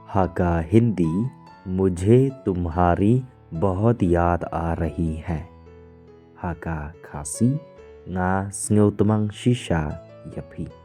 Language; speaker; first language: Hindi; non-native, local second language; Khasi